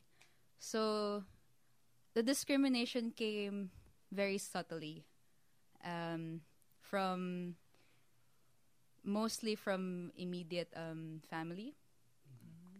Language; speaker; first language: English; non-native, local second language; Filipino